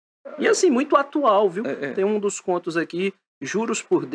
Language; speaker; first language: Portuguese; native; Portuguese